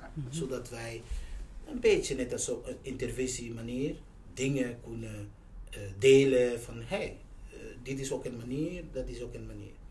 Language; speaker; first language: Dutch; non-native, fluent; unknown